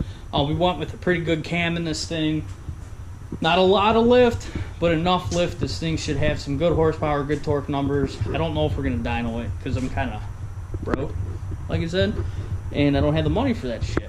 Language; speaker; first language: English; native; English